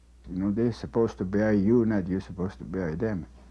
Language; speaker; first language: English; non-native, fluent; German